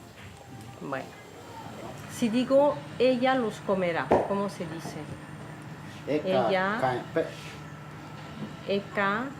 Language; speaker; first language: Spanish; non-native, fluent; French